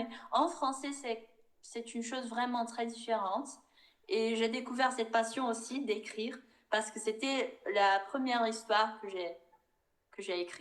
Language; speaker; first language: French; non-native, fluent; Portuguese